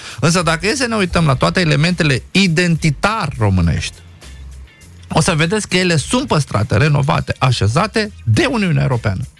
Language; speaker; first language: Romanian; non-native, local second language; Romany